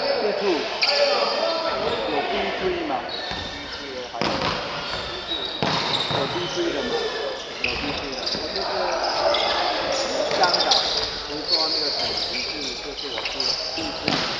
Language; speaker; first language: Chinese; non-native, local second language; Cantonese